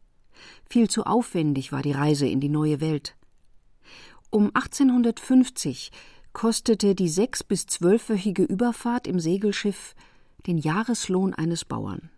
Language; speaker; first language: German; native; German